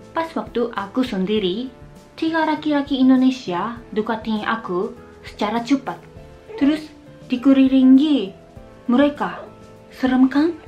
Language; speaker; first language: Indonesian; non-native, fluent; Japanese